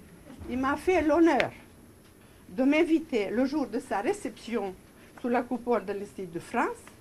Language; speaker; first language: French; non-native, fluent; Serbian